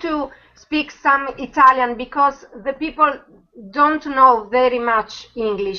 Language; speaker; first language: English; non-native, learner; Italian